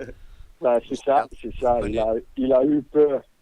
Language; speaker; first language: French; non-native, fluent; Bosnian